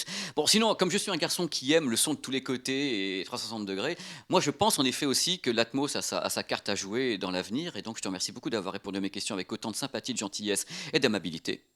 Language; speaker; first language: French; native; French